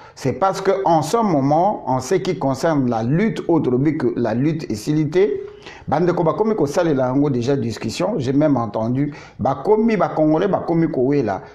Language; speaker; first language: French; non-native, local second language; Lingala